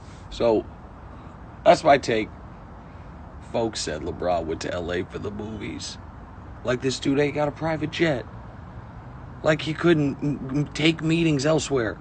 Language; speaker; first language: English; native; English